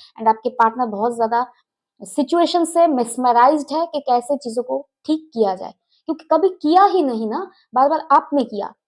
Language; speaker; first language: Hindi; non-native, local second language; Bangla